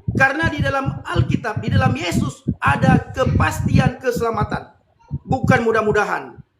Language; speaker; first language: Indonesian; non-native, local second language; Achinese